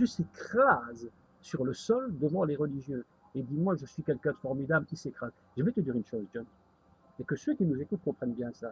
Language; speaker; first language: French; native; French